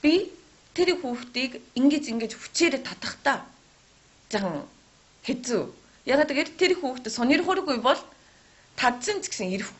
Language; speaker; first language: Mongolian; non-native, learner; Japanese